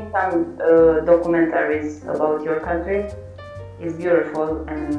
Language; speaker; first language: English; non-native, learner; Romanian